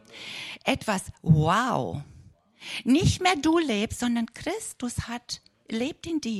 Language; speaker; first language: German; non-native, fluent; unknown